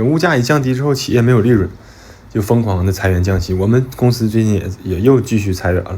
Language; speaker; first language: Chinese; native; Chinese